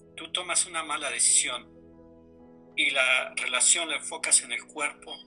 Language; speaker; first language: Spanish; native; Spanish